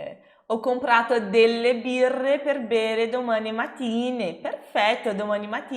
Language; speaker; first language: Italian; non-native, fluent; Portuguese